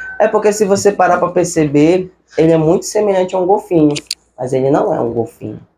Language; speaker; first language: Portuguese; native; Portuguese